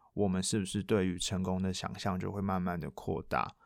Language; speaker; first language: Chinese; non-native, local second language; Min Nan Chinese